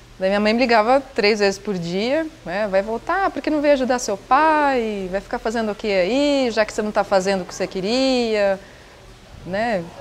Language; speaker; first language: Portuguese; native; Portuguese